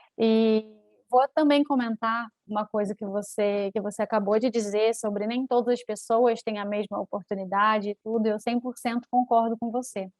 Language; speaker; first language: Portuguese; native; Portuguese